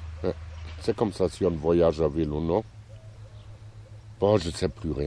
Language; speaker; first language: French; non-native, fluent; German